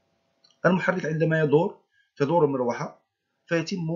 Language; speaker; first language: Arabic; native; Arabic